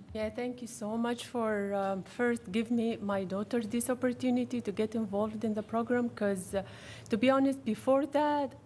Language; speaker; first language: English; non-native, fluent; Arabic